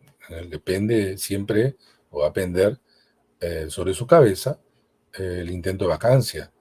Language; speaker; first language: Spanish; native; Spanish